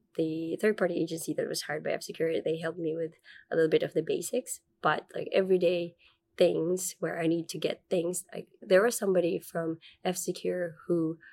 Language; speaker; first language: English; non-native, local second language; Filipino